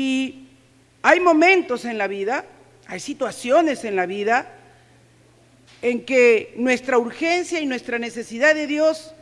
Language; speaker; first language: Spanish; native; Spanish